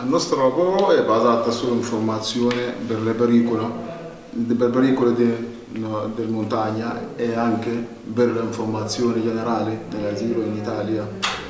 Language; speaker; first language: Italian; non-native, fluent; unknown